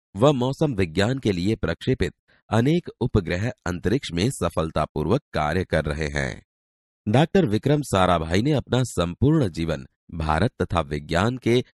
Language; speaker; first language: Hindi; non-native, local second language; Gujarati